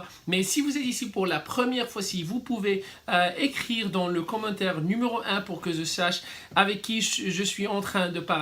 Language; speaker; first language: French; non-native, fluent; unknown